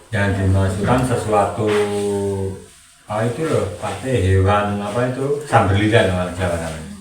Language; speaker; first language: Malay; non-native, local second language; Javanese